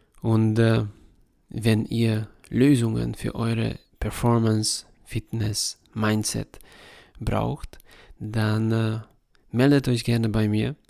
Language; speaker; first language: German; non-native, fluent; Hungarian